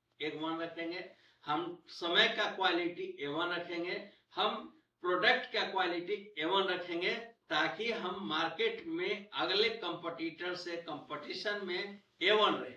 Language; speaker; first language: Hindi; native; Hindi